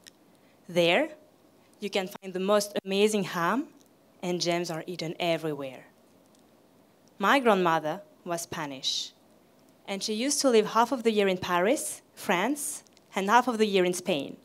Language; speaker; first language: English; non-native, fluent; French